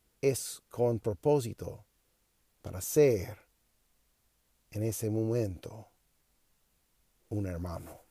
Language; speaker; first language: Spanish; non-native, learner; English